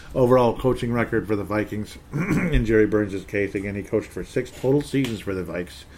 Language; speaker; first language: English; native; English